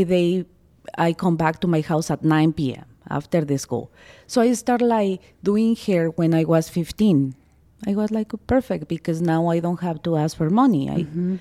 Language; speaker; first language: English; non-native, fluent; Spanish